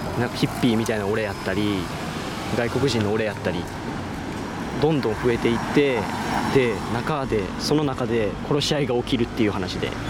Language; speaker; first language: Japanese; native; Japanese